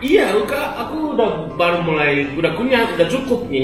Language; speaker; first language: Indonesian; non-native, learner; Japanese